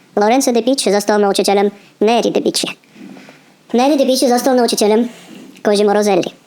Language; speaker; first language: Polish; non-native, fluent; Russian